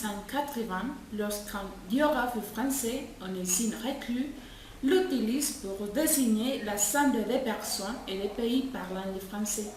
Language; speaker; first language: French; non-native, learner; Spanish